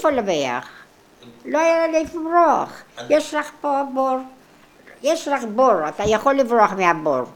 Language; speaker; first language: Hebrew; non-native, local second language; Polish